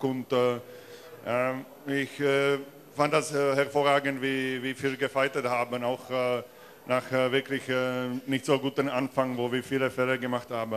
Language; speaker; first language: German; non-native, fluent; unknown